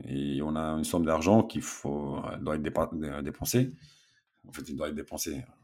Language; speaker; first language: French; non-native, fluent; Romanian